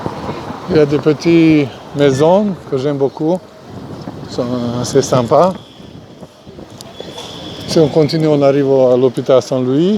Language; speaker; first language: French; non-native, fluent; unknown